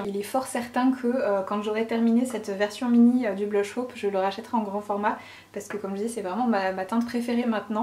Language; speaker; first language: French; native; French